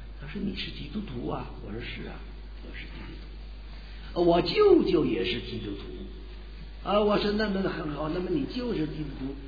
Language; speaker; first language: Chinese; native; Chinese